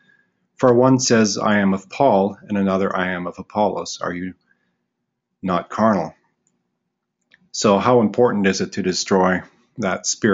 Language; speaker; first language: English; native; English